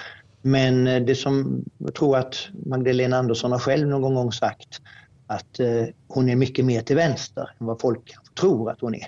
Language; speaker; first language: Swedish; native; Swedish